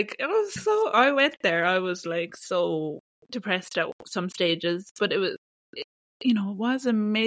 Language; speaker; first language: English; native; English